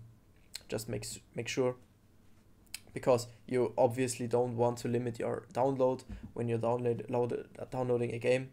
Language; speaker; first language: English; non-native, fluent; German